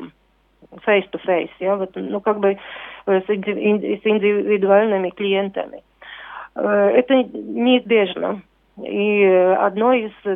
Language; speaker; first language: Russian; non-native, local second language; Latvian